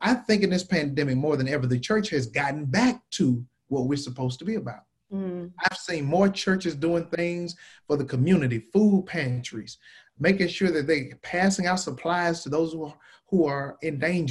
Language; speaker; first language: English; native; English